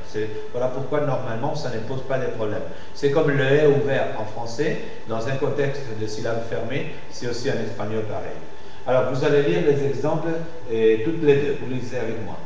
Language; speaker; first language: French; non-native, fluent; Spanish